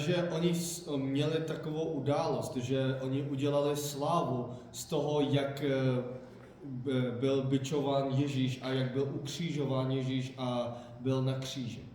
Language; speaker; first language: Czech; non-native, fluent; Korean